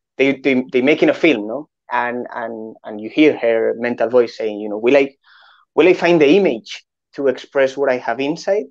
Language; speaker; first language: English; non-native, fluent; Spanish